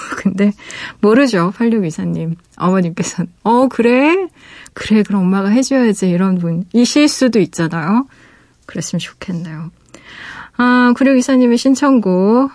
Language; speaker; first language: Korean; native; Korean